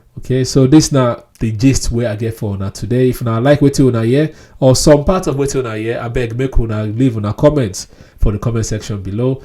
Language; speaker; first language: Nigerian Pidgin; non-native, local second language; Yoruba